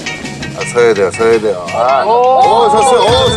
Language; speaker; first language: Korean; native; Korean